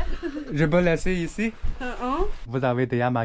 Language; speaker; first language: French; non-native, learner; Chinese